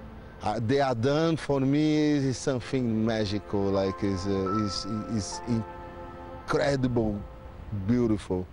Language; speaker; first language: English; non-native, learner; Portuguese